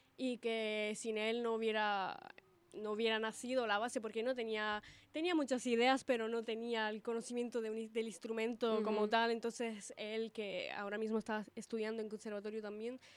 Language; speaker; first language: Spanish; early bilingual, other home language; Italian